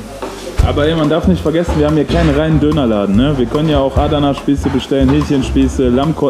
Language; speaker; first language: German; native; German